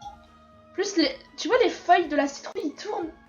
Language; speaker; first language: French; native; French